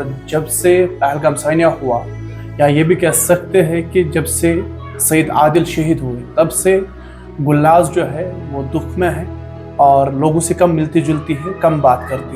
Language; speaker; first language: Hindi; native; Hindi